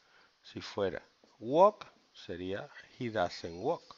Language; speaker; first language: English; non-native, fluent; Spanish